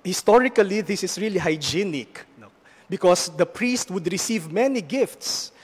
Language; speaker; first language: English; non-native, local second language; Filipino